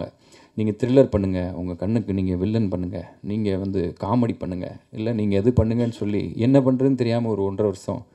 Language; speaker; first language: Tamil; native; Tamil